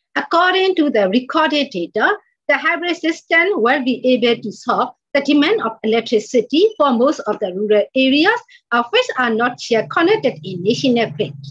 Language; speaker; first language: English; non-native, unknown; Burmese